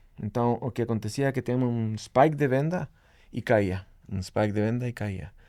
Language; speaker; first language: Portuguese; non-native, fluent; Spanish